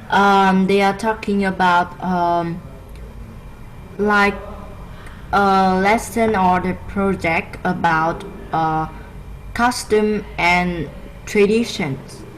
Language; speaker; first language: English; non-native, learner; Vietnamese